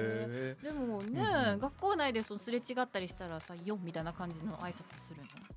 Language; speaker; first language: Japanese; native; Japanese